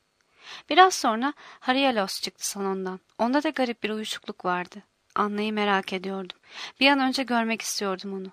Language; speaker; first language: Turkish; native; Turkish